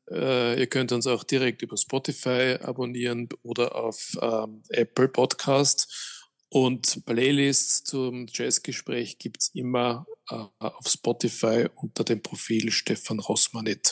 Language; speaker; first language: German; native; German